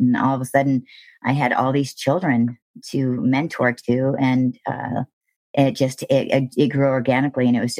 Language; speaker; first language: English; native; English